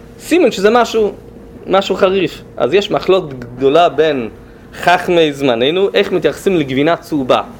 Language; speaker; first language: Hebrew; non-native, fluent; English